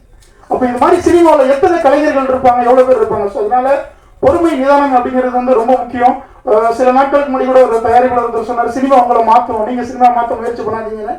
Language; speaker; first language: Tamil; native; Tamil